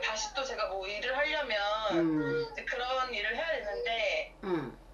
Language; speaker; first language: Korean; native; Korean